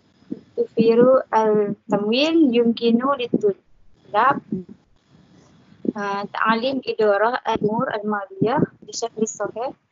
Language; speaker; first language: Arabic; non-native, learner; Malay